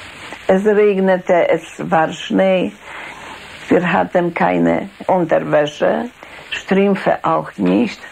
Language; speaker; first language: German; non-native, fluent; Polish